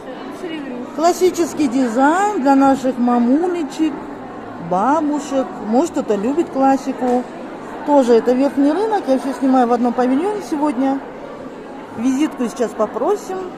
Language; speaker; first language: Russian; non-native, local second language; Kazakh